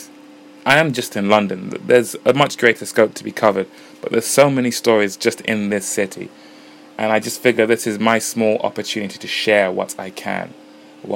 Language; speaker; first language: English; non-native, local second language; Ganda